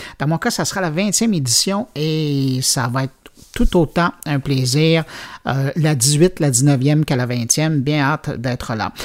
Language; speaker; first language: French; native; French